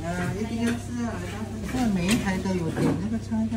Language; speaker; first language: Chinese; non-native, local second language; Min Nan Chinese